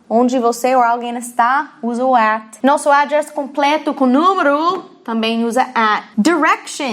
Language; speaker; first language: Portuguese; non-native, fluent; English